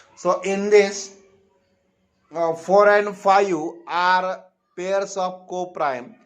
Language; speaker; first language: English; non-native, local second language; Marathi